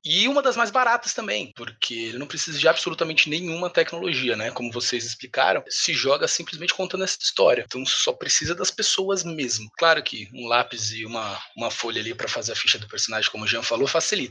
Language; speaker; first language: Portuguese; native; Portuguese